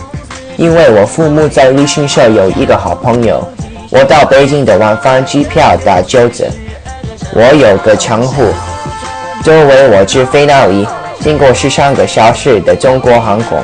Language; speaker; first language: Chinese; non-native, learner; English